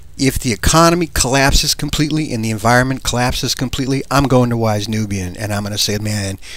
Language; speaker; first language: English; native; English